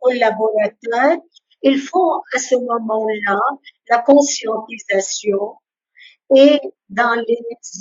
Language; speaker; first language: French; non-native, local second language; Arabic